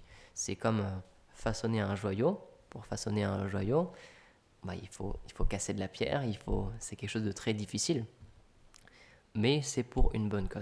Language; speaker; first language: French; native; French